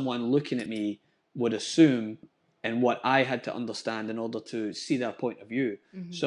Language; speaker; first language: English; native; English